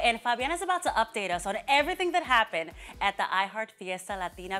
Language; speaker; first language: English; early bilingual, other home language; Spanish